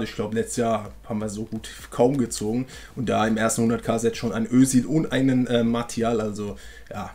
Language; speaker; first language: German; native; German